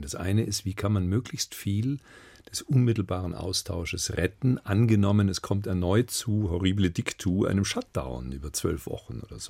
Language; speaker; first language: German; native; German